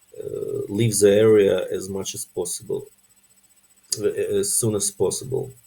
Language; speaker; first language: English; non-native, learner; Ukrainian